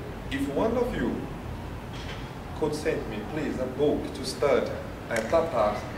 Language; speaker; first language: English; non-native, fluent; Portuguese